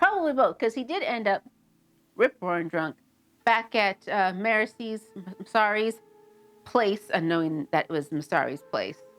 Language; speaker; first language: English; native; English